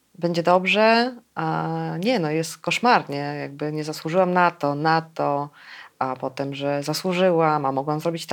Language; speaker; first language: Polish; native; Polish